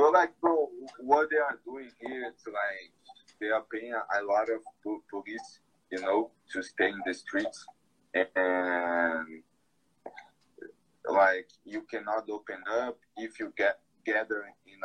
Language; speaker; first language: English; non-native, fluent; Portuguese